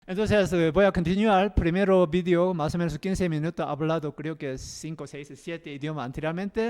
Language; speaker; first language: Spanish; non-native, learner; Korean